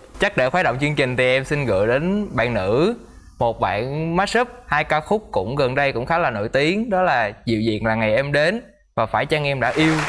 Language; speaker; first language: Vietnamese; native; Vietnamese